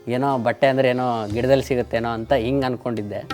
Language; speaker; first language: Kannada; native; Kannada